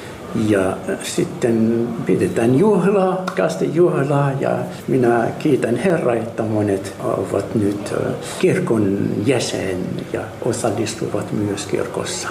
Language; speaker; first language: Finnish; non-native, fluent; Arabic